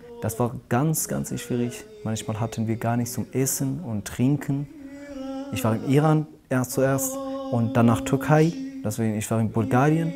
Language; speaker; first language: German; non-native, learner; Pashto